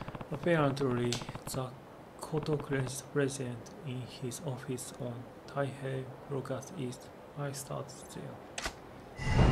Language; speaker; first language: English; non-native, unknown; Japanese